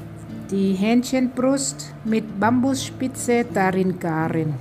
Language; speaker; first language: German; non-native, fluent; Thai